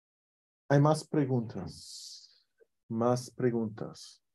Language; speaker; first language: Spanish; non-native, fluent; German